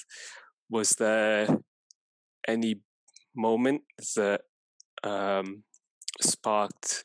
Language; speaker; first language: English; non-native, fluent; Persian